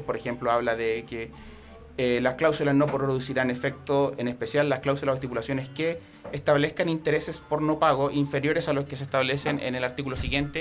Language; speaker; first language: Spanish; native; Spanish